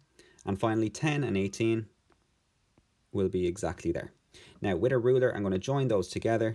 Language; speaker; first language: English; native; English